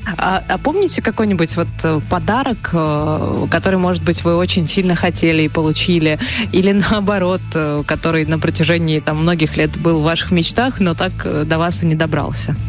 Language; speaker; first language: Russian; native; Russian